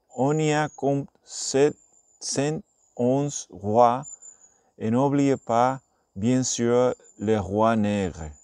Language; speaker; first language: French; non-native, learner; Spanish